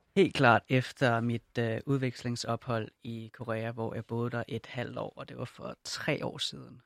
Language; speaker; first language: Danish; native; Danish